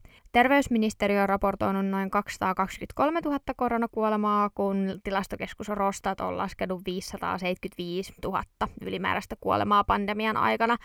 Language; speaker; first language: Finnish; native; Finnish